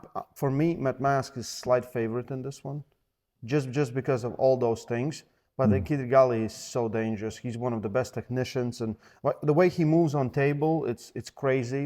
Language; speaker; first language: English; non-native, fluent; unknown